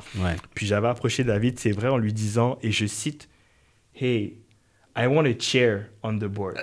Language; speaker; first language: French; native; French